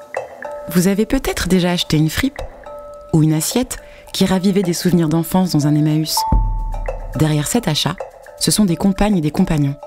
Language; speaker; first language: French; native; French